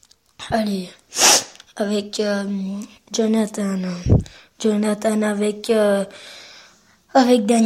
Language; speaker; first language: French; native; French